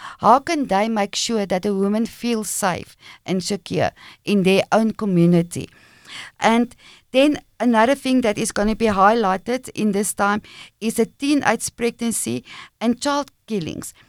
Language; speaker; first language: English; non-native, local second language; Afrikaans